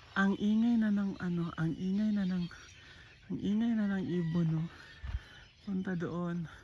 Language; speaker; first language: Filipino; non-native, local second language; Cebuano